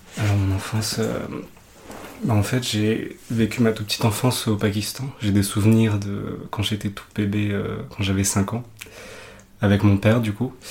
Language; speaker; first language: French; early bilingual, other home language; Urdu